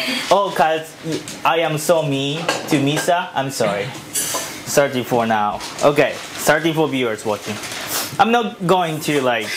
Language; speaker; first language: English; non-native, fluent; Japanese